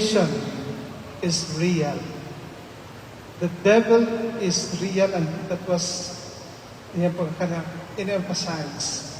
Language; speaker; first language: English; non-native, local second language; Filipino